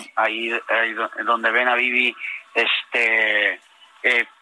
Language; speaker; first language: Spanish; native; Spanish